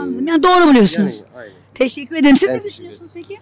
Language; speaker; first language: Turkish; native; Turkish